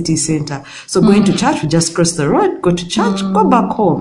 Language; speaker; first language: English; non-native, local second language; Ganda